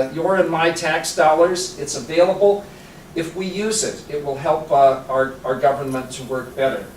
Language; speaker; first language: English; native; English